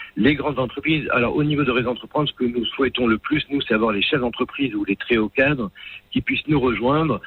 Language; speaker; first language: French; non-native, local second language; Arabic